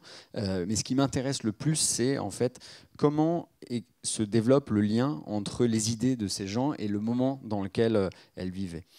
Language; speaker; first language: French; native; French